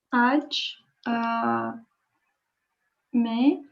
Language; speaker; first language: Hindi; non-native, learner; Russian